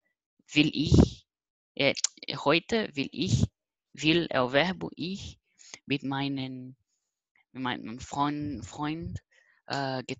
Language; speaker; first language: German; non-native, learner; Portuguese